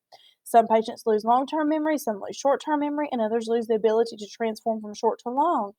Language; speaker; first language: English; native; English